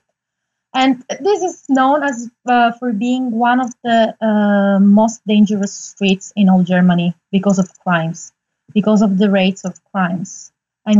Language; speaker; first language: English; non-native, fluent; Italian